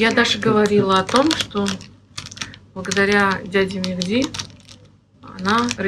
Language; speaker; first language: Russian; native; Russian